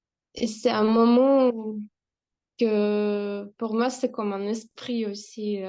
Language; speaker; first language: French; non-native, fluent; Russian